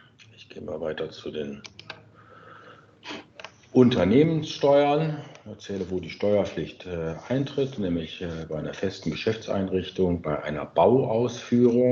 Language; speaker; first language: German; native; German